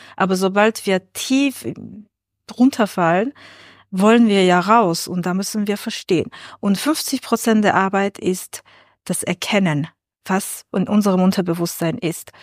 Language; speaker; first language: German; non-native, fluent; Armenian